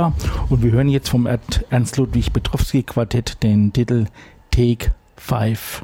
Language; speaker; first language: German; native; German